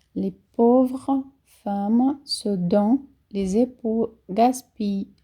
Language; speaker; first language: French; non-native, fluent; Portuguese